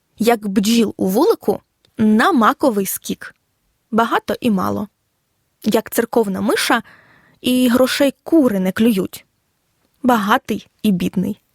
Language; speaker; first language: Ukrainian; native; Ukrainian